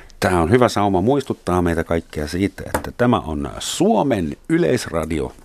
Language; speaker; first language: Finnish; non-native, fluent; Russian